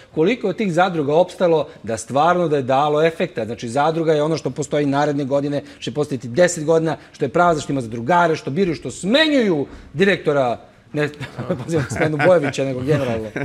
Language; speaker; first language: Serbian; native; Serbian